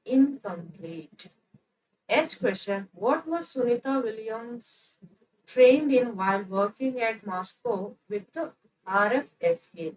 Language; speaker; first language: English; non-native, local second language; Kannada